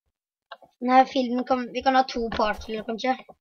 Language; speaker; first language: Swedish; non-native, learner; Norwegian